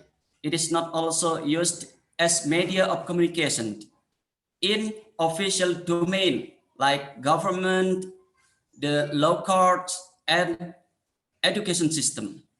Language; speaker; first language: English; non-native, fluent; Indonesian